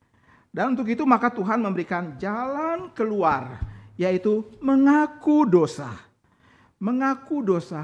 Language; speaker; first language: Indonesian; native; Indonesian